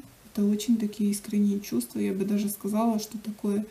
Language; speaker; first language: Russian; native; Russian